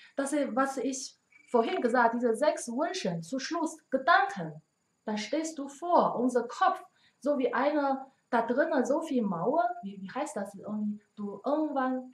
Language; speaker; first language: German; non-native, learner; Chinese